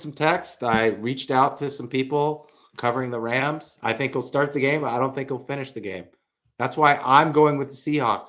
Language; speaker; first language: English; native; English